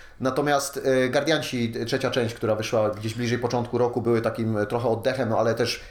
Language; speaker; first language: Polish; native; Polish